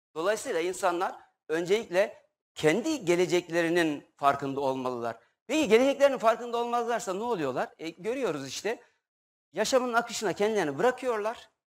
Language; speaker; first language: Turkish; native; Turkish